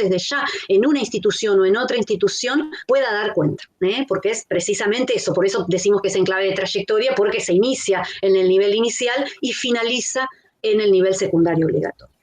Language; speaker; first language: Spanish; native; Spanish